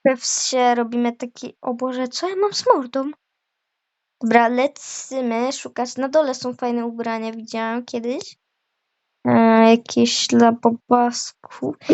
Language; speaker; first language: Polish; native; Polish